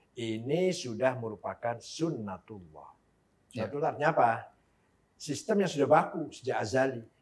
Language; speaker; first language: Indonesian; non-native, local second language; Javanese